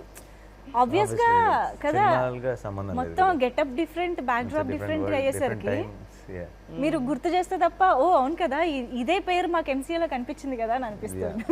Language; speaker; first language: Telugu; native; Telugu